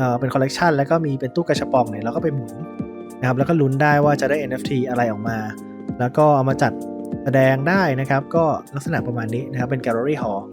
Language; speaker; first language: Thai; native; Thai